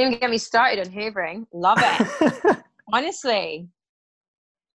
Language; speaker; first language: English; native; English